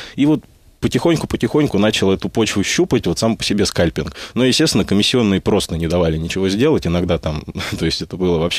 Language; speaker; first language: Russian; native; Russian